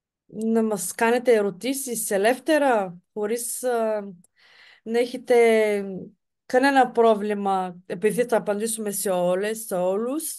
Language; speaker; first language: Greek; non-native, fluent; Bulgarian